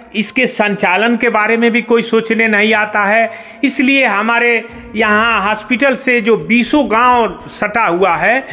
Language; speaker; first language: Hindi; native; Hindi